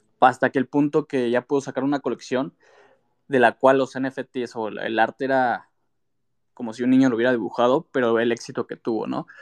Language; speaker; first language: Spanish; early bilingual, heritage; Spanish